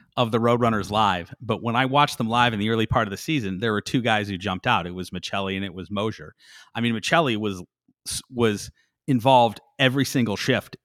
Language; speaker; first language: English; native; English